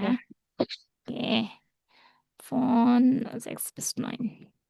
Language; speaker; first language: German; non-native, fluent; Indonesian